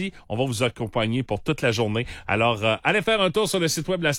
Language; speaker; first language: French; native; French